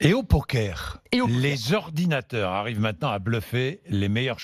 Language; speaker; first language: French; native; French